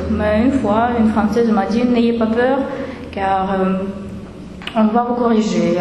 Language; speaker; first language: French; non-native, fluent; Russian